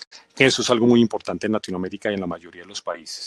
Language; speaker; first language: Spanish; native; Spanish